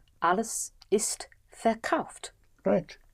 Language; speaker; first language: German; non-native, learner; English